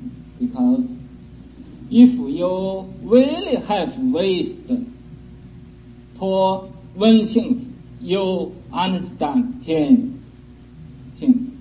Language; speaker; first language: English; non-native, learner; Chinese